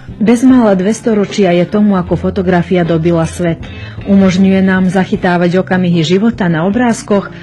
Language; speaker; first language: Slovak; native; Slovak